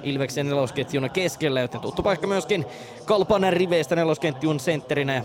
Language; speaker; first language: Finnish; native; Finnish